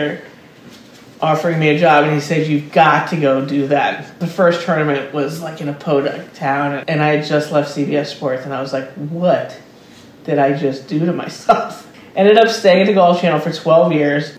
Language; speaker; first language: English; native; English